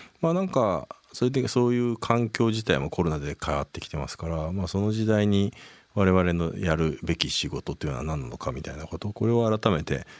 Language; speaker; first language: Japanese; native; Japanese